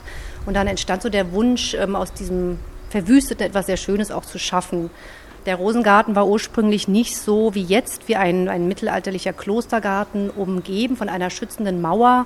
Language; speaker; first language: German; native; German